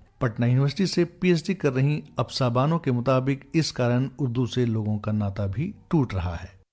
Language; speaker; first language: Urdu; native; Urdu